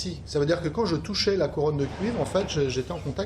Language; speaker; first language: French; native; French